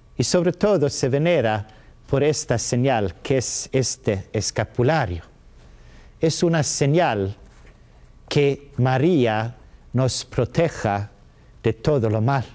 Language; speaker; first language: Spanish; non-native, learner; Swedish